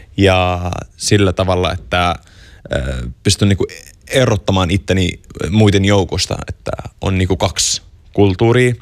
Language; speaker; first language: Finnish; non-native, fluent; Arabic